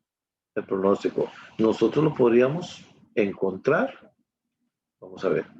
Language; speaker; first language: Spanish; native; Spanish